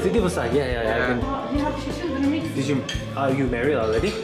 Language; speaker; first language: English; non-native, learner; Korean